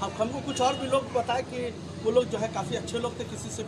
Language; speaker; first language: Hindi; native; Hindi